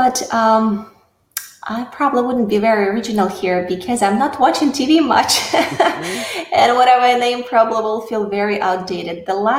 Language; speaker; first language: English; non-native, fluent; Russian